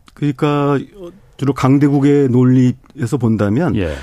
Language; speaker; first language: Korean; native; Korean